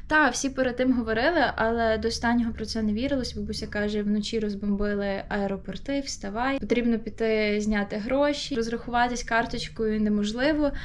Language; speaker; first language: Ukrainian; native; Ukrainian